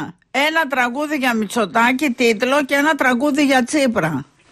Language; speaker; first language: Greek; native; Greek